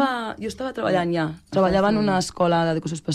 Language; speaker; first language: Catalan; native; Catalan